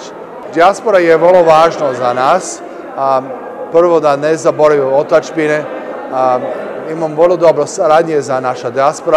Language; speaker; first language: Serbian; early bilingual, heritage; English